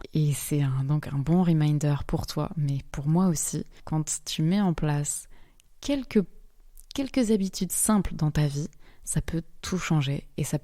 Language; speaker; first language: French; native; French